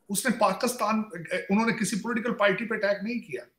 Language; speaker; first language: Urdu; native; Urdu